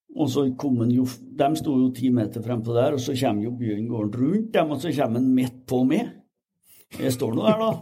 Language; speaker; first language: Norwegian; native; Norwegian